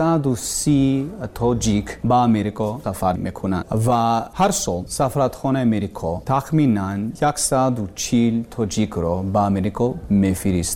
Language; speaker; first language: Persian; non-native, learner; English